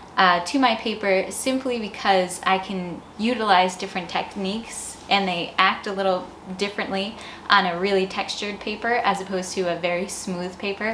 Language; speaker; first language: English; native; English